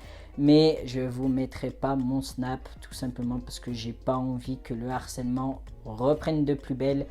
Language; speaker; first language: French; native; French